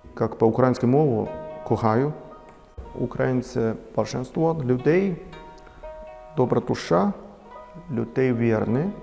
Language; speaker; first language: Ukrainian; non-native, learner; Chinese